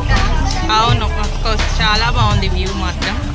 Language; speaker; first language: Telugu; native; Telugu